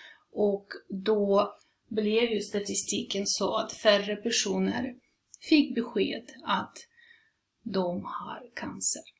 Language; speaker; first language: Swedish; non-native, fluent; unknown